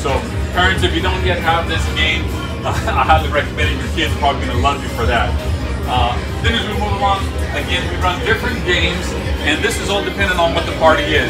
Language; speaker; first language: English; native; English